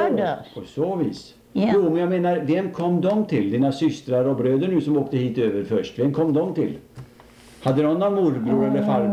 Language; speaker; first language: Swedish; native; Swedish